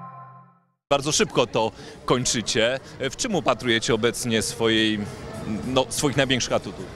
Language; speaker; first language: Polish; native; Polish